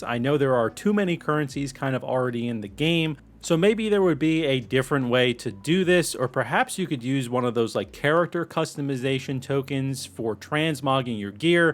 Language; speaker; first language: English; native; English